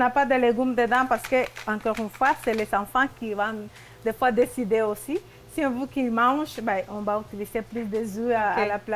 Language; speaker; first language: French; non-native, fluent; Spanish